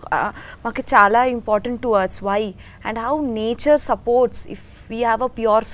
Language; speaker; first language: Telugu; non-native, learner; Bangla